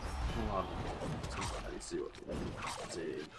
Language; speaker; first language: Latvian; native; Latvian